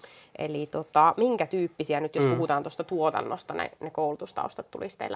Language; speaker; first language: Finnish; native; Finnish